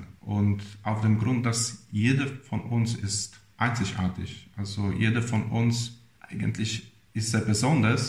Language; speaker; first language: German; non-native, fluent; Polish